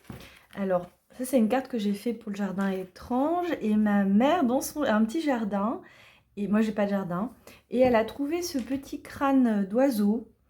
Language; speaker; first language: French; native; French